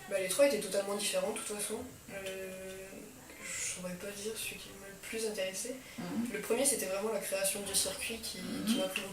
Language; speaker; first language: French; native; French